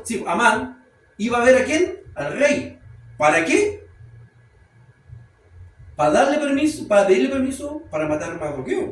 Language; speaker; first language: Spanish; native; Spanish